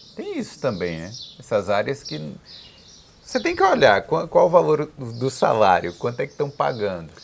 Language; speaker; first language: Portuguese; native; Portuguese